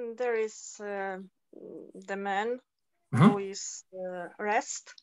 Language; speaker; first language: English; non-native, learner; Polish